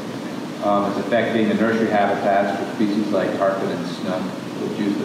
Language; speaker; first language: English; native; English